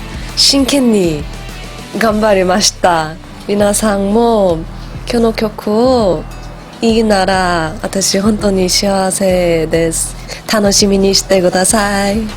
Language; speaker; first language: Japanese; non-native, learner; Korean